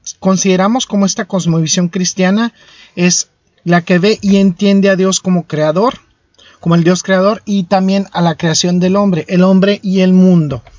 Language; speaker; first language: Spanish; native; Spanish